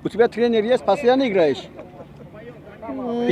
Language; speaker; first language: Russian; non-native, local second language; Tajik